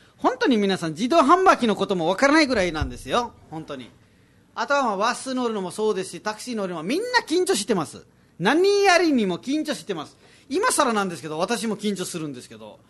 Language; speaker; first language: Japanese; non-native, fluent; Nepali